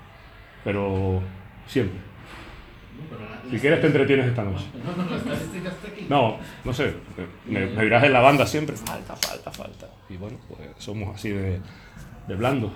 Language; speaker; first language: Spanish; native; Spanish